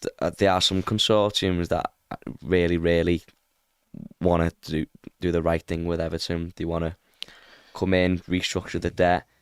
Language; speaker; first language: English; native; English